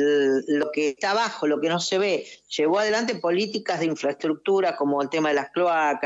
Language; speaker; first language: Spanish; native; Spanish